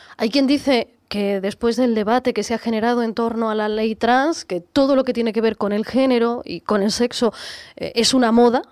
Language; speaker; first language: Spanish; native; Spanish